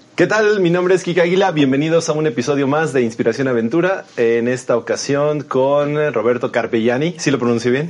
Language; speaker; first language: Spanish; native; Spanish